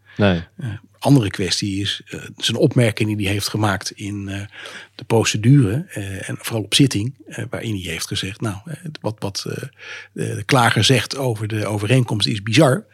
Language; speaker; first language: Dutch; native; Dutch